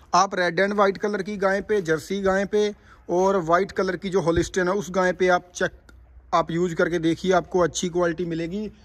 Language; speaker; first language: Hindi; non-native, local second language; Punjabi